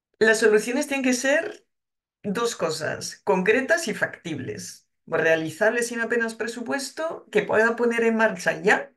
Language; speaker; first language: Spanish; non-native, fluent; French